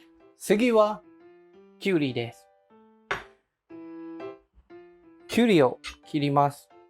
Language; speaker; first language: Japanese; non-native, fluent; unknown